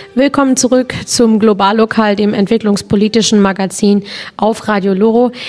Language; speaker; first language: German; native; German